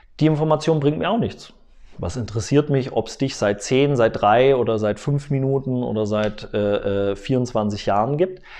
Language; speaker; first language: German; native; German